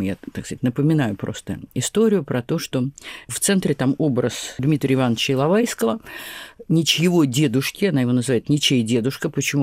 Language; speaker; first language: Russian; native; Russian